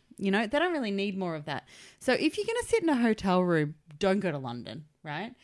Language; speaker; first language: English; native; English